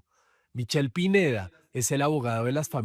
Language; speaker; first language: Spanish; native; Spanish